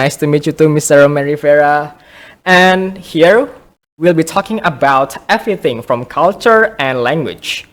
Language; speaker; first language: English; non-native, fluent; Indonesian